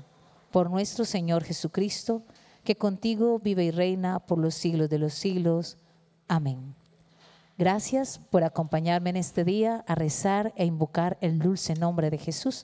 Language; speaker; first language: Spanish; native; Spanish